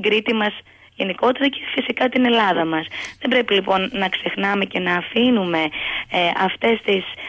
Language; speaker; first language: Greek; native; Greek